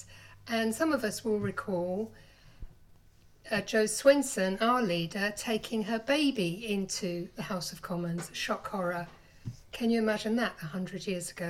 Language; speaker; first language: English; native; English